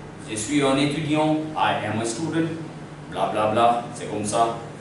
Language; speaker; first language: French; non-native, fluent; Hindi